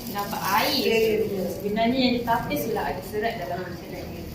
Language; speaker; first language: Malay; native; Malay